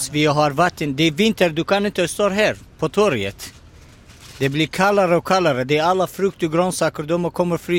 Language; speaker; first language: Swedish; non-native, learner; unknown